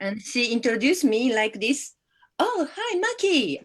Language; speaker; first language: English; non-native, learner; Japanese